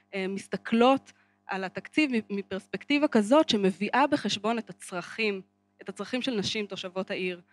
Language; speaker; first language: Hebrew; native; Hebrew